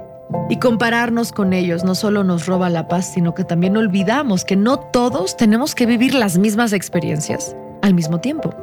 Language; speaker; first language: Spanish; native; Spanish